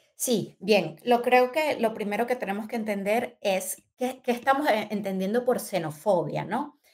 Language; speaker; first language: Spanish; native; Spanish